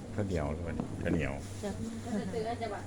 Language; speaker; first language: Thai; native; Thai